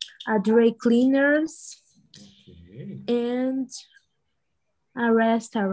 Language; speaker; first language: English; non-native, learner; Portuguese